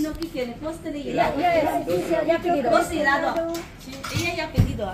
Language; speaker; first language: Spanish; non-native, learner; Filipino